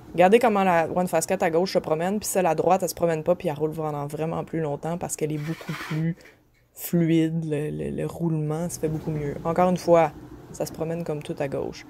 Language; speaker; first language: French; native; French